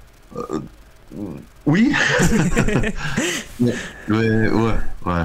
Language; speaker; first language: French; non-native, learner; Korean